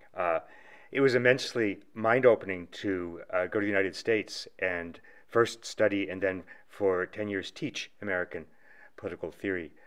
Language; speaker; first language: English; native; English